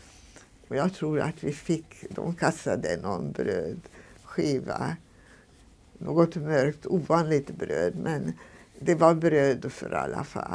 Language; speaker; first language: Swedish; non-native, fluent; Hungarian